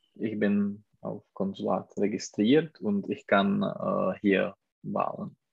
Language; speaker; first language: German; non-native, learner; Czech